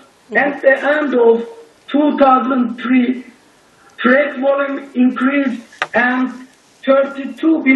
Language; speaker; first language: English; non-native, learner; Turkish